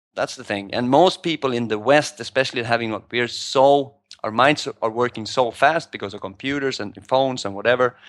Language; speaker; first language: English; non-native, fluent; Swedish